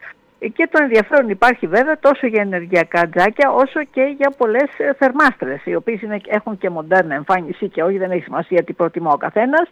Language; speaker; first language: Greek; native; Greek